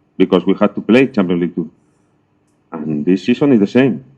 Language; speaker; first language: English; non-native, learner; Spanish